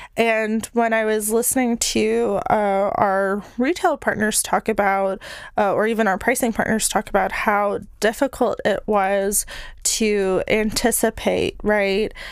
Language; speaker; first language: English; early bilingual, other home language; Bosnian